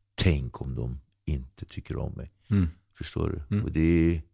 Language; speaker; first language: Swedish; early bilingual, other home language; Kabuverdianu